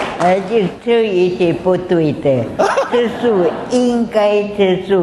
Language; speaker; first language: Chinese; non-native, local second language; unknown